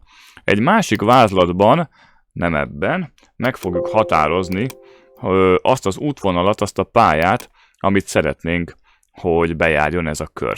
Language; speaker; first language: Hungarian; native; Hungarian